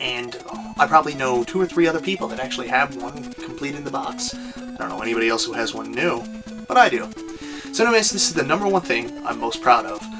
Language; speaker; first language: English; native; English